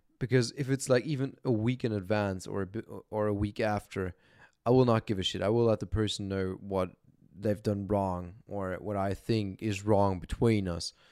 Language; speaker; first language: English; non-native, fluent; German